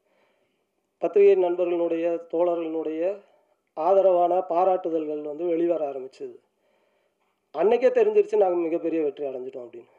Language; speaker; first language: Tamil; native; Tamil